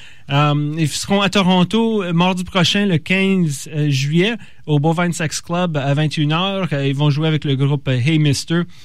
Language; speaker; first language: French; native; French